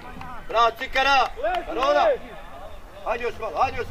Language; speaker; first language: Serbian; native; Serbian